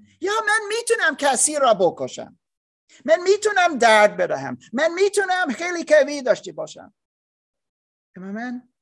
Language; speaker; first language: Persian; non-native, learner; English